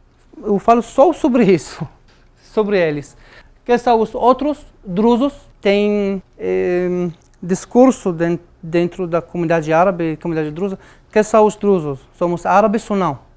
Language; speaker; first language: Portuguese; non-native, fluent; Arabic